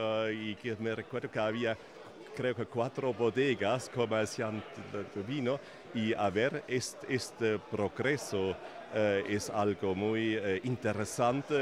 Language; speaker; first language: Spanish; non-native, fluent; German